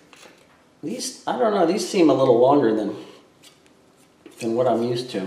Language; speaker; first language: English; native; English